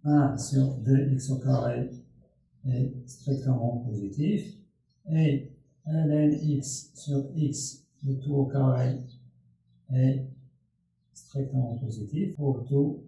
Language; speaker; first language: French; non-native, local second language; Arabic